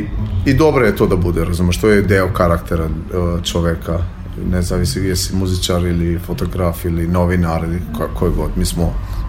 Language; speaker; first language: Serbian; non-native, learner; Albanian